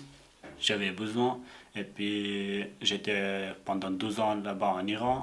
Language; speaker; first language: French; non-native, learner; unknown